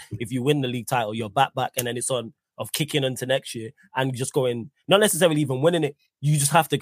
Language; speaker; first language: English; native; English